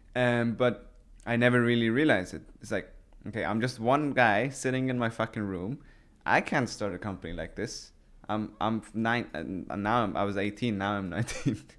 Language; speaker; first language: English; early bilingual, other home language; Persian